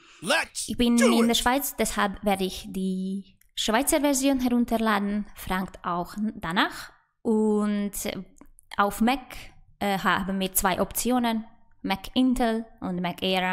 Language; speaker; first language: German; non-native, fluent; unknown